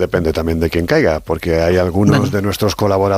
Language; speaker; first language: Spanish; native; Spanish